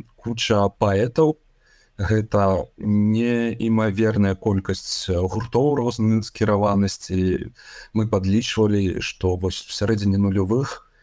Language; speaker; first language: Belarusian; native; Belarusian